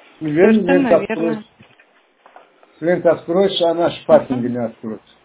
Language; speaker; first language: Russian; non-native, fluent; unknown